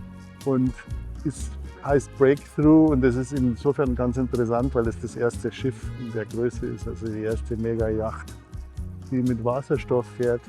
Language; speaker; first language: German; native; German